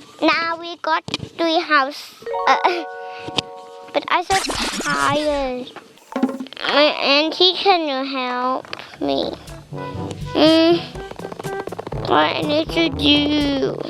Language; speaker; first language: English; non-native, learner; Thai